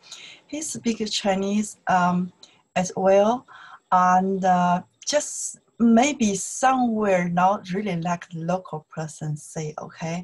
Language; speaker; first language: English; non-native, learner; Chinese